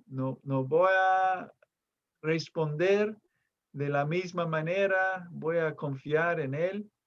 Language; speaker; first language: Spanish; non-native, fluent; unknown